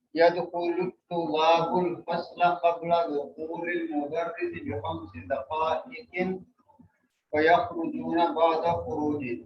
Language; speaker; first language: Arabic; non-native, learner; Urdu